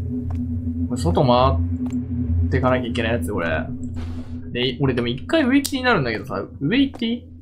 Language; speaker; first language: Japanese; native; Japanese